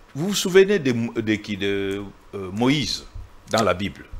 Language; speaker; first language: French; non-native, local second language; Swahili